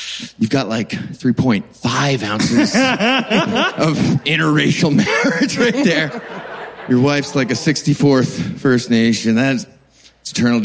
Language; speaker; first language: English; native; English